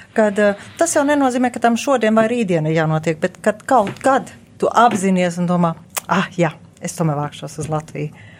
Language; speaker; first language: Latvian; early bilingual, heritage; Latvian